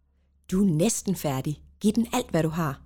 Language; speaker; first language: Danish; native; Danish